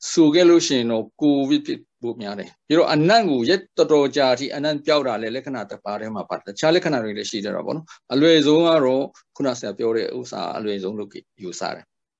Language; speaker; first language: Burmese; non-native, local second language; Tedim Chin